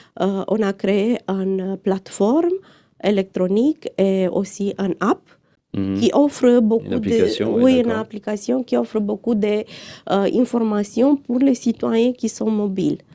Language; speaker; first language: French; non-native, fluent; Romanian